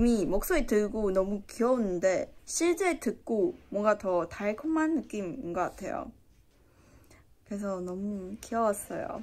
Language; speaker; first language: Korean; non-native, learner; Chinese